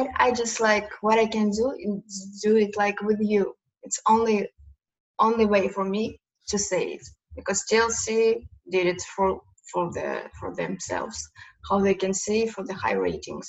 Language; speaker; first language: English; non-native, learner; Ukrainian